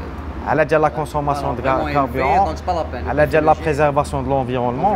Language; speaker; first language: French; non-native, local second language; Arabic